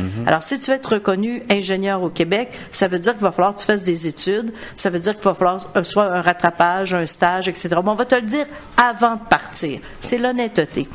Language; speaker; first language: French; native; French